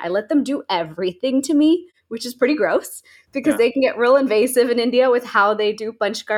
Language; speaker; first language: English; native; English